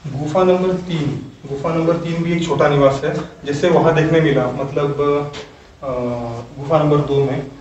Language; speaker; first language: Hindi; non-native, local second language; Marathi